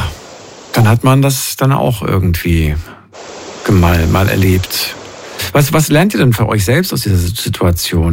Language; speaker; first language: German; native; German